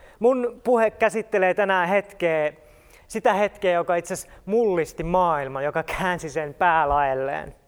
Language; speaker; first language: Finnish; native; Finnish